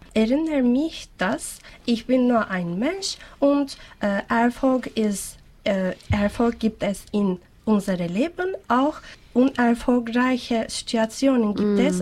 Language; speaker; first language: German; non-native, learner; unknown